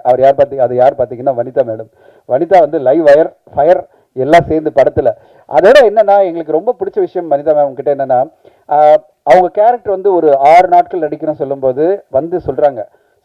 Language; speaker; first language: Tamil; native; Tamil